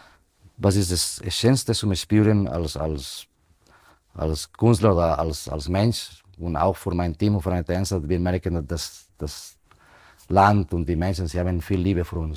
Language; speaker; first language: German; non-native, fluent; Spanish